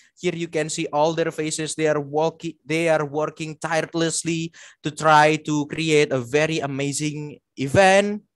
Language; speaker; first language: English; non-native, fluent; Indonesian